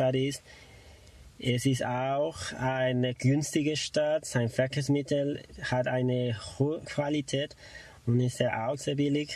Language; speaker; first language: German; non-native, fluent; Spanish